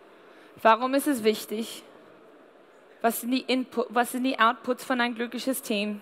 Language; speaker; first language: German; non-native, fluent; English